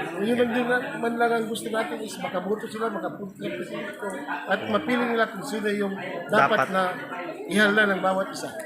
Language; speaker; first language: Filipino; non-native, local second language; Maguindanaon